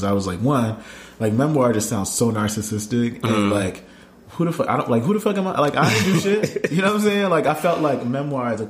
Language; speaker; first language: English; native; English